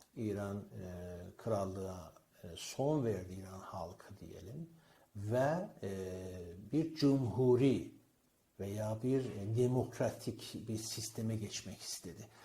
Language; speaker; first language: Turkish; non-native, fluent; Azerbaijani